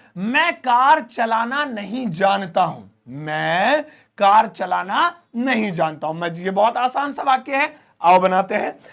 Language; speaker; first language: Hindi; native; Hindi